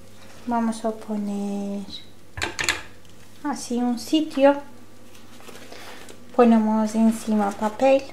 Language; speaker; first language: Spanish; non-native, learner; Turkish